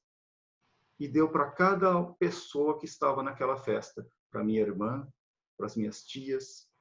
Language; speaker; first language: Portuguese; native; Portuguese